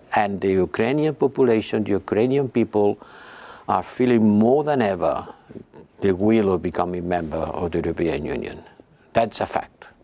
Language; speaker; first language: English; non-native, fluent; Spanish